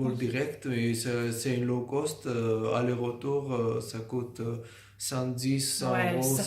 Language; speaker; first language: French; non-native, learner; Georgian